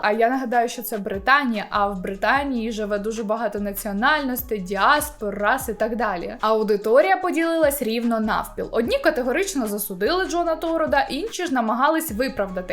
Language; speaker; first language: Ukrainian; native; Ukrainian